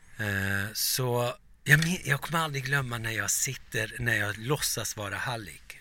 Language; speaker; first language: Swedish; early bilingual, other home language; Turoyo